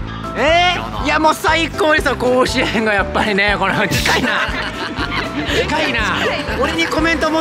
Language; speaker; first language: Japanese; native; Japanese